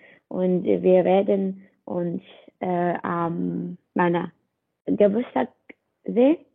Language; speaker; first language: German; non-native, learner; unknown